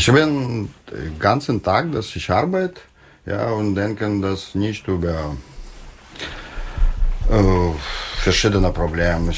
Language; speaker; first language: German; non-native, learner; Russian